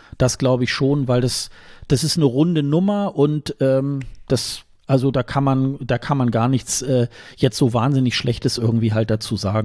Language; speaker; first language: German; native; German